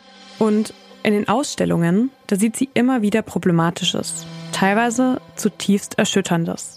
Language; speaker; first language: German; native; German